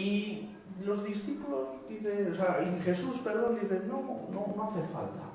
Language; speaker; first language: Spanish; native; Spanish